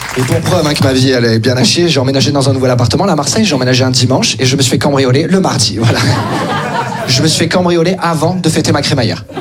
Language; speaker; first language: French; native; French